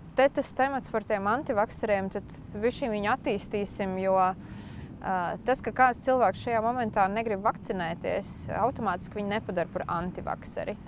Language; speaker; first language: Latvian; native; Latvian